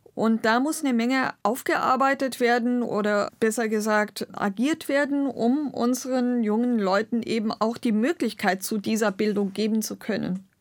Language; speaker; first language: German; non-native, local second language; Romany